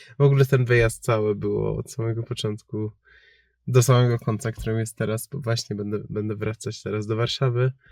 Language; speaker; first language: Polish; non-native, fluent; Persian